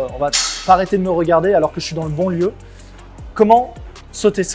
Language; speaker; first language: French; native; French